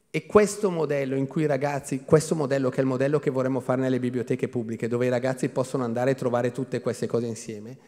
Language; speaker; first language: Italian; native; Italian